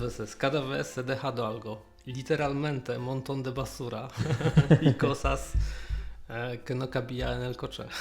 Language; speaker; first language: Spanish; non-native, learner; Polish